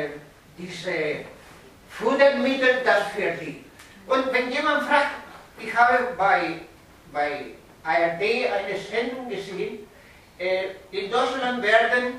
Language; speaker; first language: German; non-native, fluent; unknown